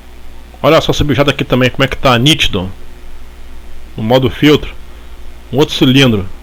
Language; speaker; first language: Portuguese; native; Portuguese